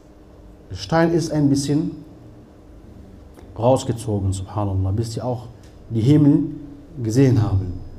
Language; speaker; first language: German; non-native, fluent; Arabic